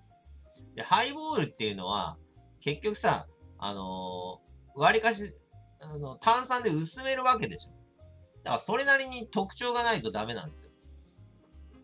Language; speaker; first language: Japanese; native; Japanese